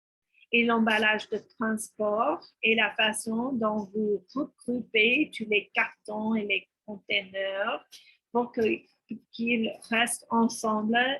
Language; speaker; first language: French; non-native, fluent; English